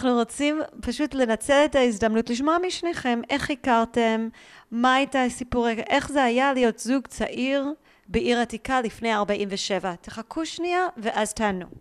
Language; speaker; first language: Hebrew; native; Hebrew